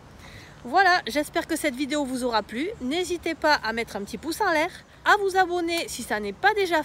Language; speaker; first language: French; native; French